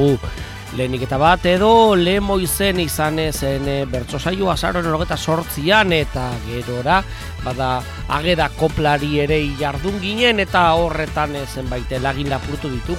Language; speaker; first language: Basque; native; Basque